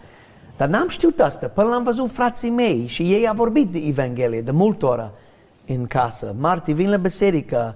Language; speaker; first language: Romanian; non-native, learner; English